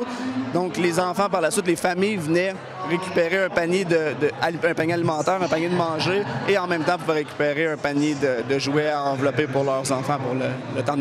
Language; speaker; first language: French; native; French